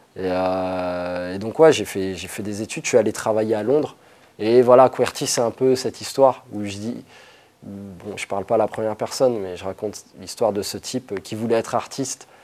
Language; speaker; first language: French; native; French